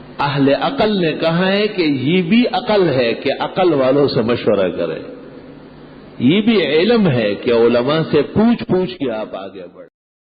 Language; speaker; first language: Urdu; non-native, local second language; Pashto